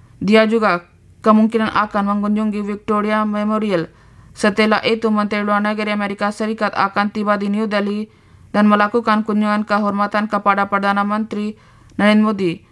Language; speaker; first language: Indonesian; non-native, fluent; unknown